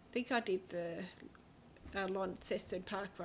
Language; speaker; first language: English; native; English